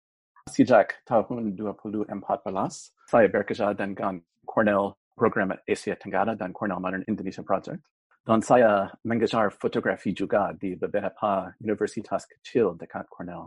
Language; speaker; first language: Indonesian; non-native, fluent; English